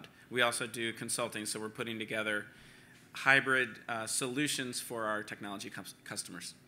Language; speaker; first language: English; native; English